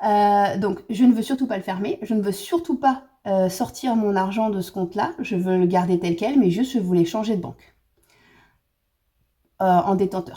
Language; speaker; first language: French; native; French